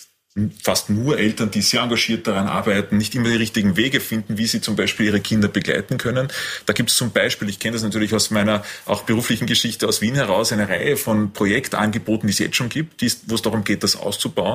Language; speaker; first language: German; native; German